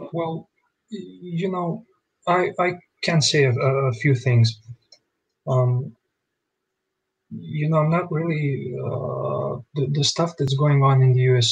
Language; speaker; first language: English; non-native, fluent; Bosnian